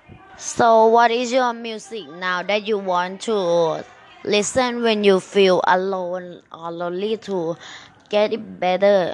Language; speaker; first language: English; non-native, learner; Thai